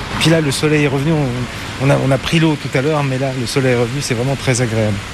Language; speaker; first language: French; native; French